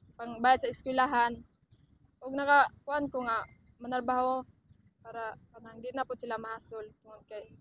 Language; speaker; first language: Cebuano; non-native, local second language; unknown